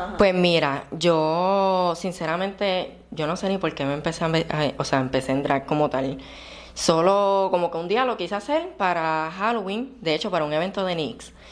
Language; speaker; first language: Spanish; native; Spanish